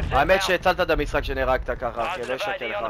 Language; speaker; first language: Hebrew; native; Hebrew